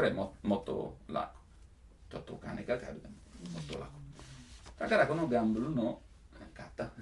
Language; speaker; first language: Japanese; non-native, learner; Italian